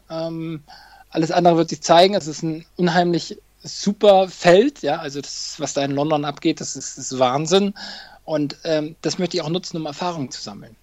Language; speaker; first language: German; native; German